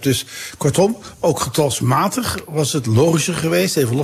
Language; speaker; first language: Dutch; native; Dutch